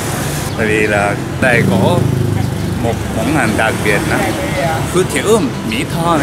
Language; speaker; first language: Vietnamese; non-native, learner; Japanese